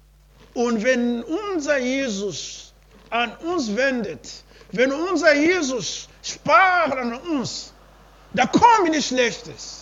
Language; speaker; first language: German; non-native, learner; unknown